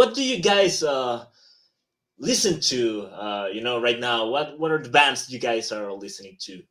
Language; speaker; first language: English; non-native, fluent; Spanish